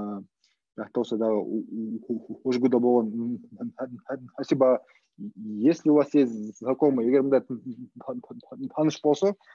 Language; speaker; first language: Kyrgyz; non-native, local second language; Russian